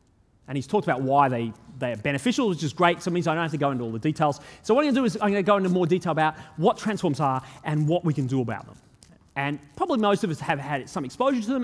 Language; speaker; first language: English; native; English